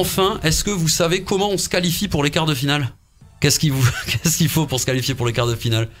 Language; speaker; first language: French; native; French